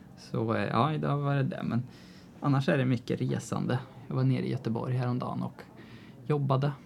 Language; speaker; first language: Swedish; native; Swedish